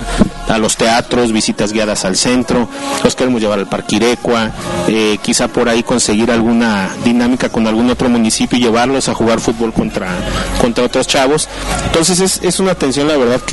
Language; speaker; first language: Spanish; native; Spanish